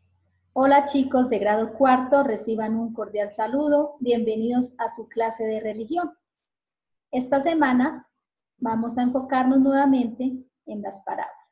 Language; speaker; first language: Spanish; native; Spanish